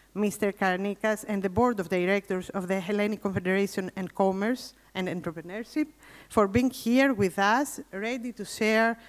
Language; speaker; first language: English; non-native, fluent; Greek